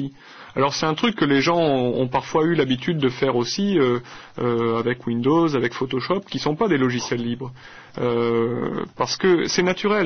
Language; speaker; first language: French; native; French